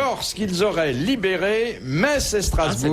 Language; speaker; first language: French; native; French